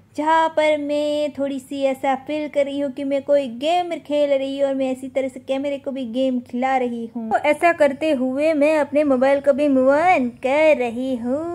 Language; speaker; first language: Hindi; non-native, local second language; Gujarati